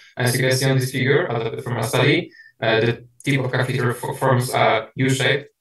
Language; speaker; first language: English; non-native, fluent; Polish